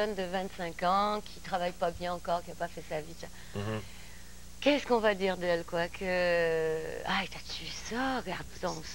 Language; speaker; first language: French; native; French